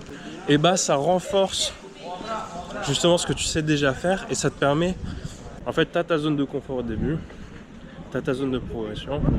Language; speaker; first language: French; native; French